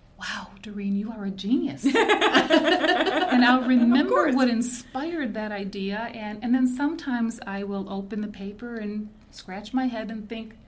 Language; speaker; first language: English; native; English